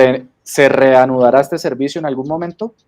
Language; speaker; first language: Spanish; native; Spanish